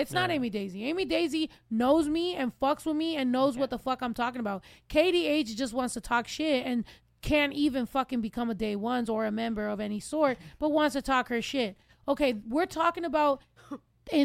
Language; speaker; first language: English; native; English